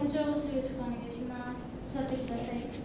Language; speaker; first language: Japanese; non-native, fluent; Bangla